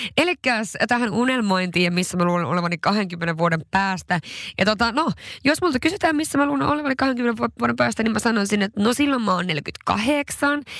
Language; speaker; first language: Finnish; non-native, local second language; Swedish